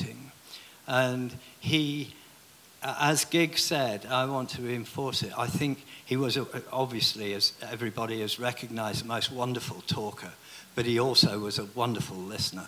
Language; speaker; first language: English; native; English